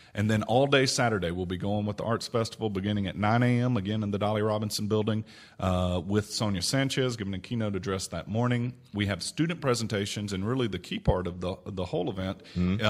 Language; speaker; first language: English; native; English